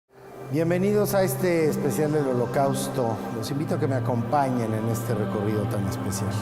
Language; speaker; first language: Spanish; native; Spanish